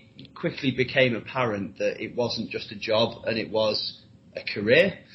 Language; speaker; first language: English; native; English